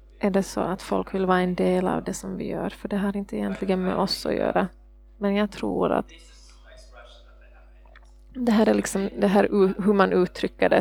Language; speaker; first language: Swedish; non-native, fluent; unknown